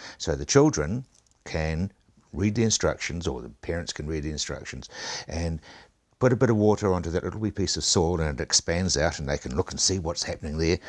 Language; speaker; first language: English; native; English